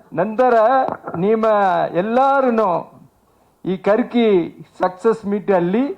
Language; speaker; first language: Kannada; non-native, learner; Tamil